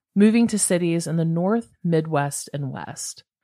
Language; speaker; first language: English; native; English